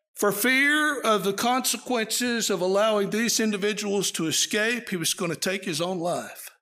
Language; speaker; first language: English; native; English